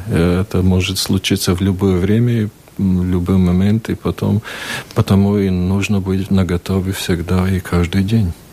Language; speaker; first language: Russian; non-native, local second language; Latvian